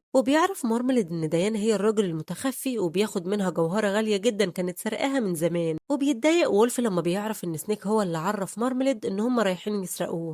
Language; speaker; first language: Arabic; native; Arabic